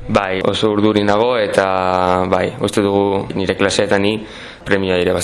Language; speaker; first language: Basque; non-native, local second language; Spanish